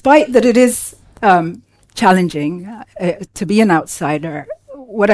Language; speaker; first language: English; non-native, local second language; Finnish